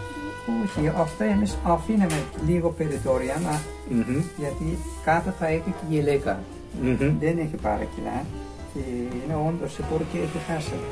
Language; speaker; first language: Greek; non-native, learner; Persian